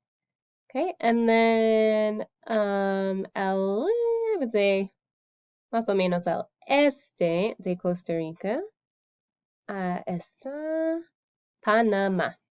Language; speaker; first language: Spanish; non-native, fluent; English